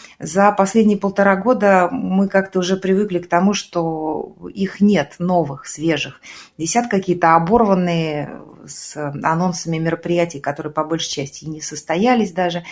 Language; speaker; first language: Russian; native; Russian